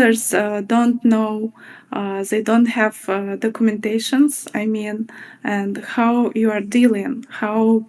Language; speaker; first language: English; non-native, fluent; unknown